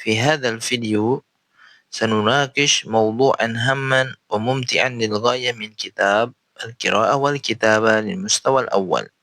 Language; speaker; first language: Arabic; non-native, fluent; Indonesian